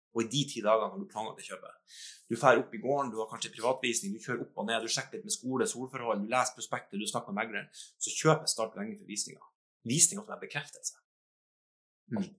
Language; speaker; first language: Norwegian; native; Norwegian